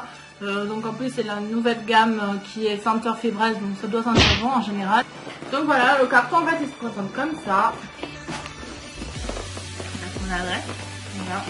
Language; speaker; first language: French; native; French